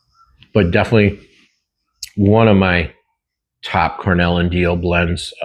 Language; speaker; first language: English; native; English